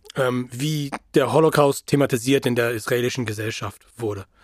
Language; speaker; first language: German; non-native, fluent; English